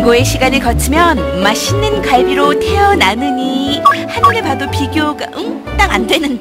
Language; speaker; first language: Korean; native; Korean